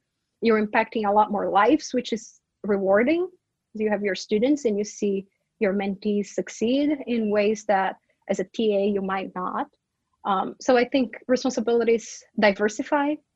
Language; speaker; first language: English; non-native, fluent; Portuguese